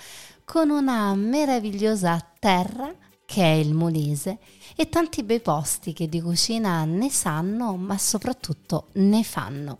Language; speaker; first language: Italian; native; Italian